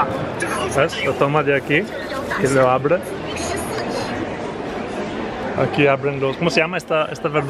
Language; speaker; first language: Spanish; non-native, fluent; Italian